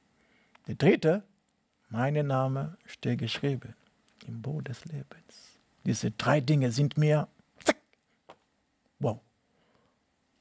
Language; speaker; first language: German; non-native, learner; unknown